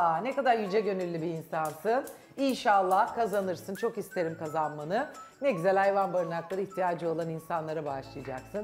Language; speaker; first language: Turkish; native; Turkish